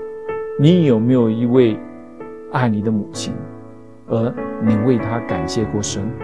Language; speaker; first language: Chinese; native; Chinese